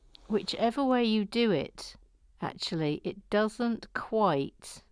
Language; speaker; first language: English; native; English